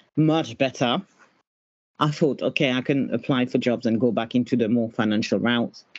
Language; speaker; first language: English; non-native, fluent; French